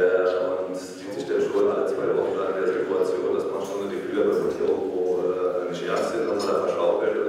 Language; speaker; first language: German; native; German